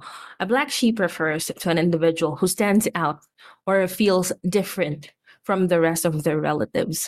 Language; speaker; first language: English; non-native, local second language; Filipino